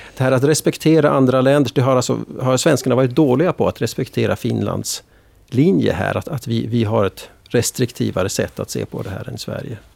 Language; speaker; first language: Swedish; native; Swedish